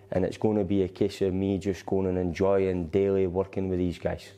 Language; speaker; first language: English; native; English